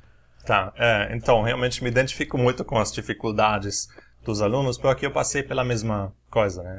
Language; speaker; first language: Portuguese; non-native, fluent; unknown